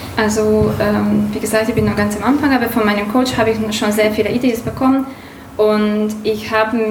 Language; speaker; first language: German; non-native, fluent; Hungarian